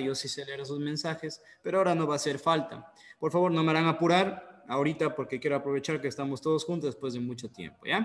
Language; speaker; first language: Spanish; native; Spanish